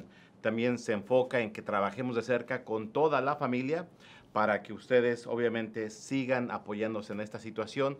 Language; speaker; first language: Spanish; native; Spanish